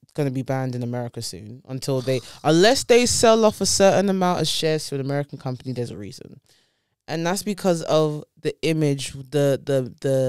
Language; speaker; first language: English; native; English